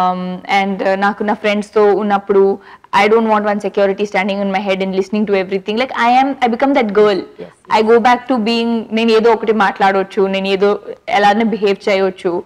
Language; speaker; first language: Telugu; non-native, learner; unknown